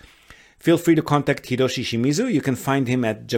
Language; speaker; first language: English; native; English